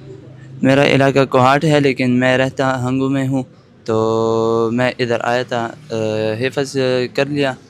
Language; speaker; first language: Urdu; non-native, local second language; Pashto